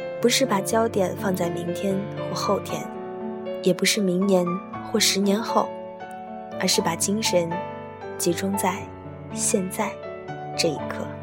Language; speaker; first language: Chinese; native; Chinese